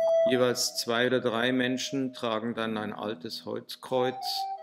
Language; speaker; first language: German; native; German